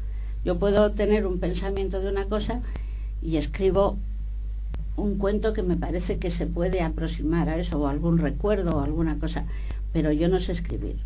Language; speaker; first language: Spanish; native; Spanish